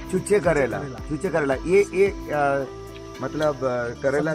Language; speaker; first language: Hindi; non-native, local second language; Bangla